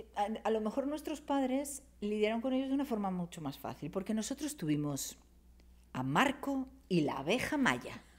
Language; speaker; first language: Spanish; native; Spanish